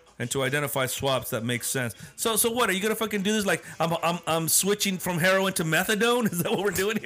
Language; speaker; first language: English; early bilingual, other home language; Spanish